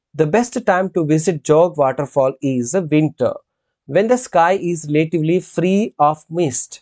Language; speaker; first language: English; non-native, local second language; Telugu